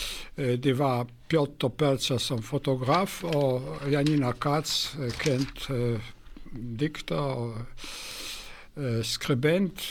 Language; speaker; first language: Swedish; non-native, fluent; Polish